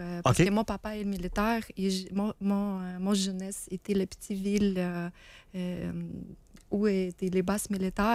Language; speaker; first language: French; non-native, learner; Ukrainian